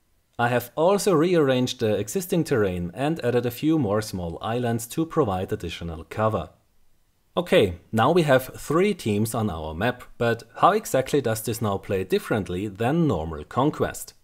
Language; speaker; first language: English; non-native, fluent; German